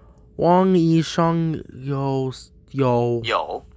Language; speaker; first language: Chinese; non-native, learner; English